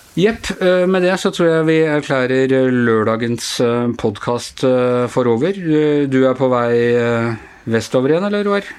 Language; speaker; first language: Norwegian; native; Norwegian